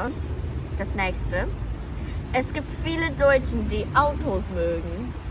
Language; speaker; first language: German; non-native, learner; Japanese